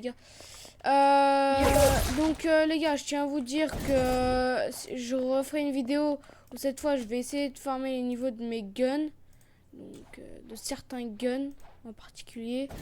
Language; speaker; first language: French; native; French